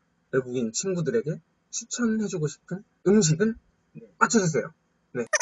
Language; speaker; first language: Korean; native; Korean